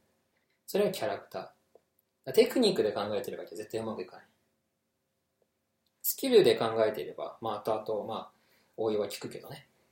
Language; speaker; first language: Japanese; native; Japanese